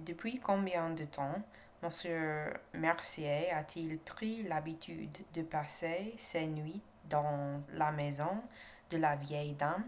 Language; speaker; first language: French; non-native, learner; English